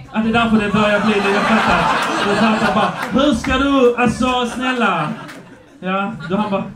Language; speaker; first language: Swedish; early bilingual, other home language; Polish